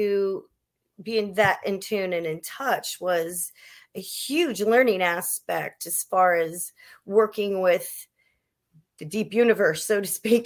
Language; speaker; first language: English; native; English